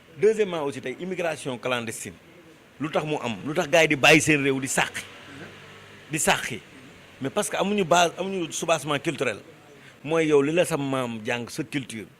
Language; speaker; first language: Wolof; non-native, local second language; Fula